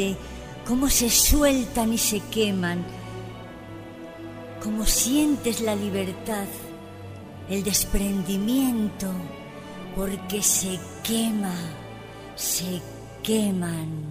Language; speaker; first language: Spanish; native; Spanish